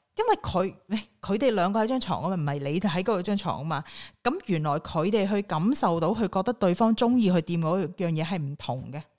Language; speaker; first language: Cantonese; native; Cantonese